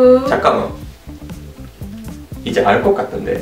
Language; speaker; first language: Korean; non-native, fluent; Japanese